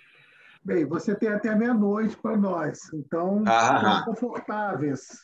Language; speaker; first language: Portuguese; native; Portuguese